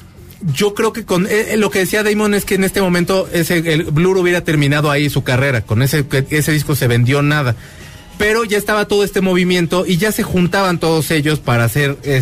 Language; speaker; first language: Spanish; native; Spanish